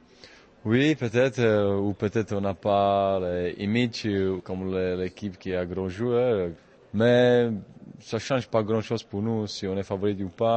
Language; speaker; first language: French; non-native, fluent; Czech